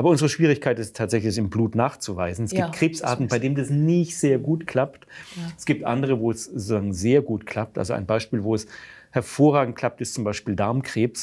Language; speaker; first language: German; native; German